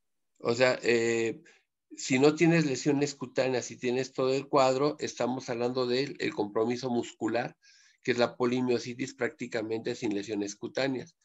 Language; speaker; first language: Spanish; native; Spanish